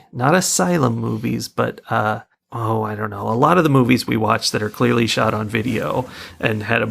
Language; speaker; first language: English; native; English